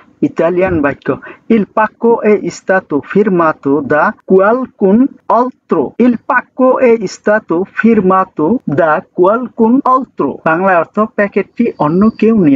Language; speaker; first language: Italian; non-native, learner; Bangla